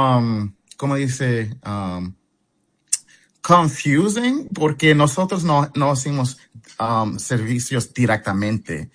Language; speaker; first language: Spanish; early bilingual, heritage; English